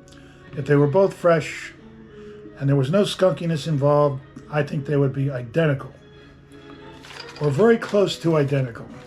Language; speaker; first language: English; native; English